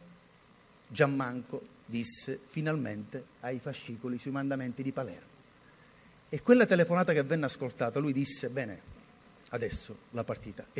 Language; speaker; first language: Italian; native; Italian